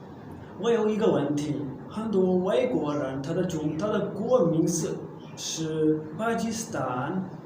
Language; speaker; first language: Chinese; non-native, learner; Urdu